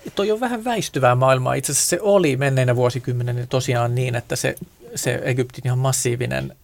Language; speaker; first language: Finnish; native; Finnish